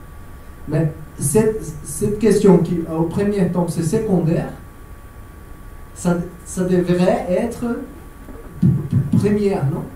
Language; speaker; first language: French; non-native, fluent; Portuguese